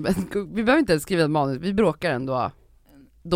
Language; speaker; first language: Swedish; native; Swedish